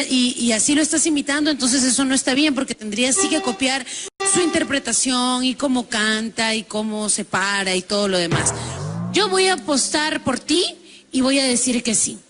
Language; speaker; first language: Spanish; native; Spanish